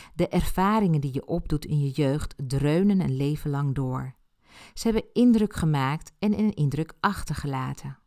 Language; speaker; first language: Dutch; early bilingual, other home language; Spanish